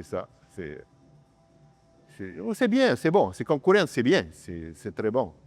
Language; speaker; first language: French; non-native, learner; Russian